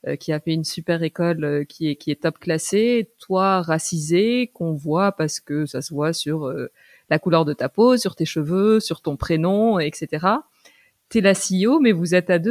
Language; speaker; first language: French; native; French